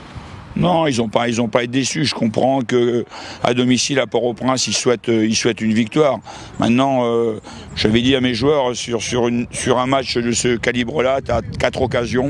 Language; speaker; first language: French; native; French